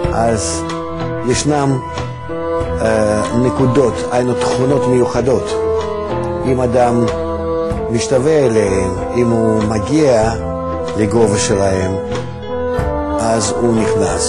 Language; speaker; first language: Hebrew; non-native, fluent; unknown